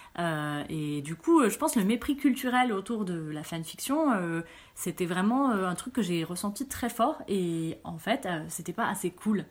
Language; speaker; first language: French; early bilingual, other home language; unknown